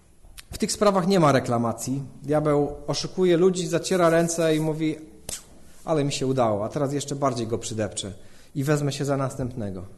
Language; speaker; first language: Polish; native; Polish